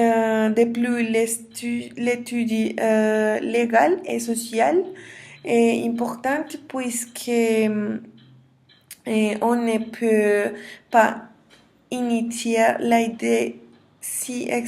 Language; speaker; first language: French; non-native, learner; Spanish